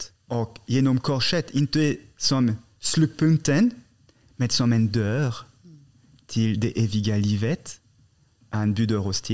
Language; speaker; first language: Swedish; non-native, fluent; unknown